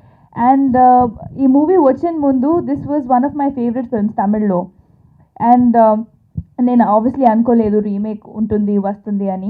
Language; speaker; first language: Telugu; non-native, learner; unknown